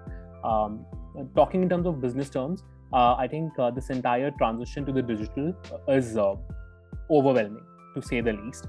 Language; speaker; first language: English; non-native, local second language; Hindi